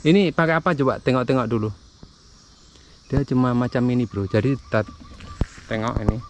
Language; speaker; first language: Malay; non-native, local second language; Javanese